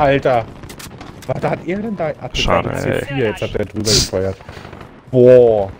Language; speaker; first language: German; native; German